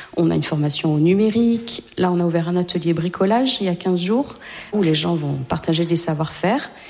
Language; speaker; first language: French; native; French